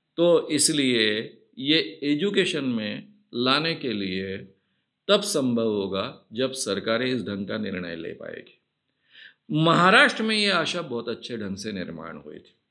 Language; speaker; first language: Hindi; non-native, local second language; Marathi